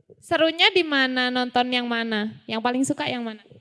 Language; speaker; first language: Indonesian; native; Indonesian